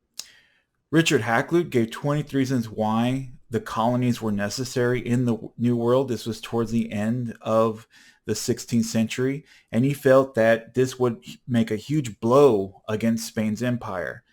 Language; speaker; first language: English; native; English